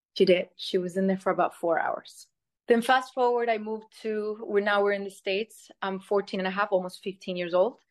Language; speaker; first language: English; early bilingual, other home language; Spanish